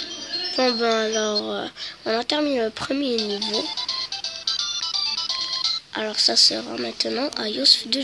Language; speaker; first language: French; native; French